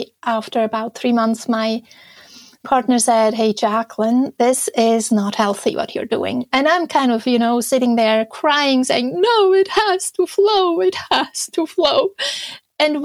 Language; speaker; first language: English; non-native, fluent; Swiss German